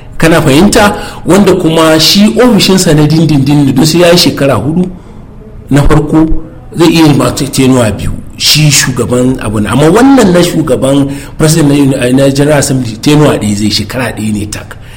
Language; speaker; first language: Hausa; native; Hausa